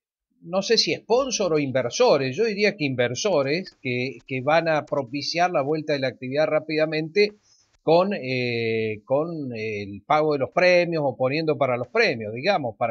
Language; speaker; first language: Spanish; native; Spanish